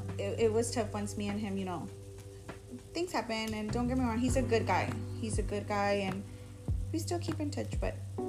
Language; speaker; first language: English; early bilingual, other home language; Spanish